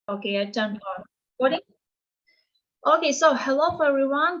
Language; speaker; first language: English; non-native, fluent; Ukrainian